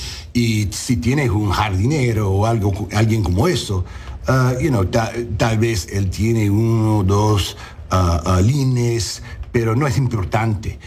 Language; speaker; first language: Spanish; early bilingual, heritage; English